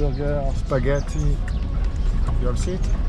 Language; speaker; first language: English; non-native, learner; French